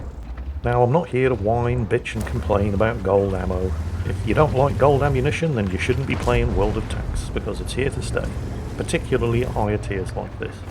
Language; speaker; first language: English; native; English